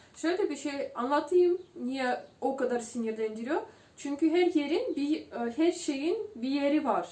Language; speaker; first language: Turkish; non-native, fluent; Russian